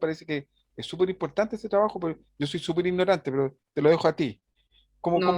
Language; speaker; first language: Spanish; native; Spanish